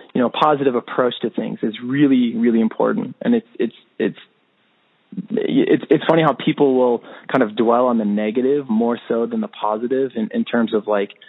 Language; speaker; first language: English; native; English